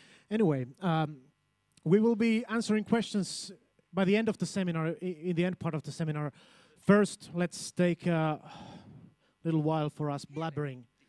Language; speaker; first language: English; non-native, fluent; Finnish